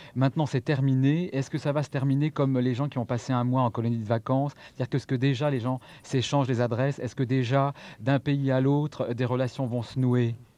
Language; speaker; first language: French; native; French